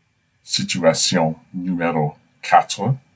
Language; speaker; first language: French; non-native, fluent; English